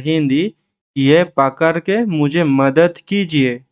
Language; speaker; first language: Hindi; non-native, learner; Bangla